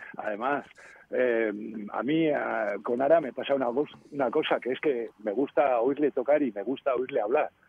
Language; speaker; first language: Spanish; native; Spanish